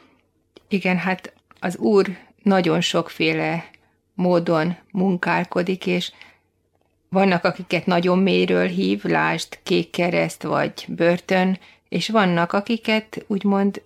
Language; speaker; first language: Hungarian; native; Hungarian